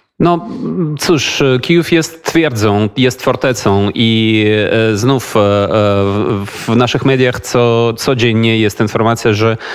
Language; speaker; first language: Polish; non-native, fluent; Ukrainian